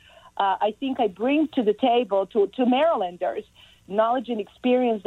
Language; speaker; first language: English; non-native, fluent; Serbian